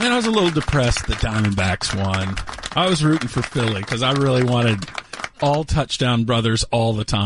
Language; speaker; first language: English; native; English